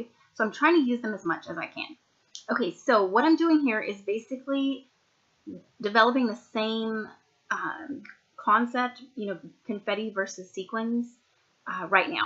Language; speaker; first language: English; native; English